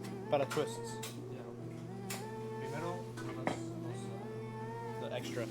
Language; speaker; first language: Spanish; non-native, learner; English